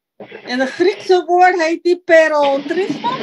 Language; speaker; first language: Dutch; non-native, local second language; Papiamento